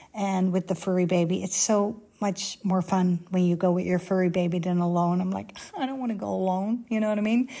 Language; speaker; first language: English; non-native, fluent; Dutch